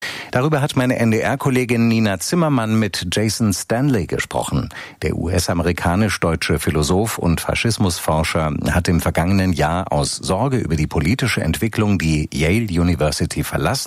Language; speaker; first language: German; native; German